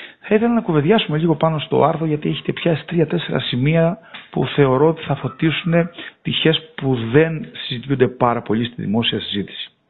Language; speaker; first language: Greek; native; Greek